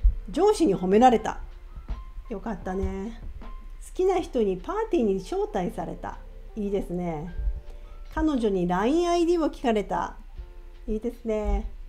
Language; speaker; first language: Japanese; native; Japanese